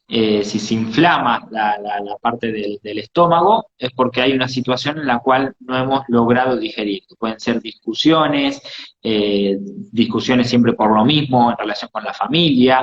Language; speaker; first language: Spanish; native; Spanish